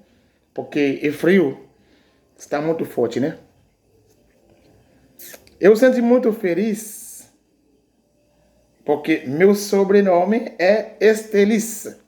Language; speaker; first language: Portuguese; non-native, learner; Haitian Creole